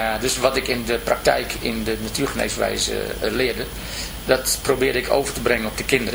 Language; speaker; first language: Dutch; native; Dutch